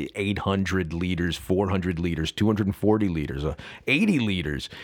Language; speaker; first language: English; native; English